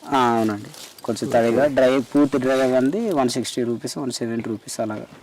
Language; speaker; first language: Telugu; non-native, local second language; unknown